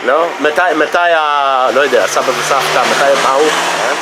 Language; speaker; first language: Hebrew; non-native, fluent; English